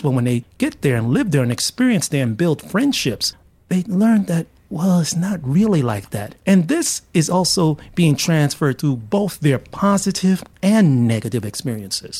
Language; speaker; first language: English; native; English